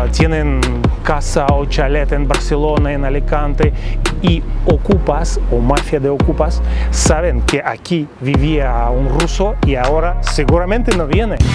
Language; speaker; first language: Spanish; non-native, fluent; Russian